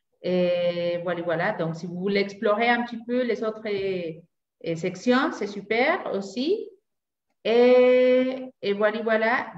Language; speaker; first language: French; non-native, learner; Spanish